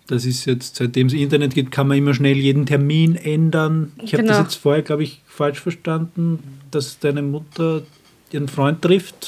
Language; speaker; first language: German; native; German